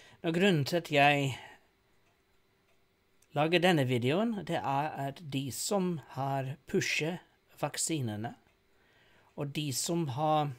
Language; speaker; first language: Norwegian; non-native, fluent; English